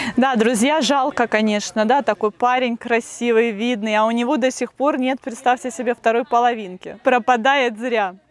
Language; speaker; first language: Russian; native; Russian